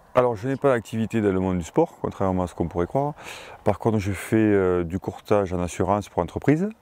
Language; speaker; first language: French; native; French